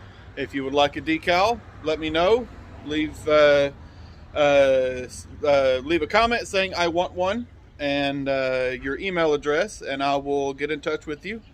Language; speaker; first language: English; native; English